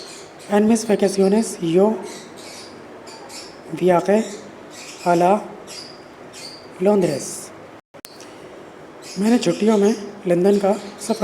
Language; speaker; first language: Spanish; non-native, learner; Hindi